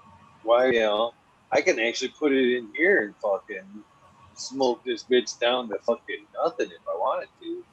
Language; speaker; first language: English; native; English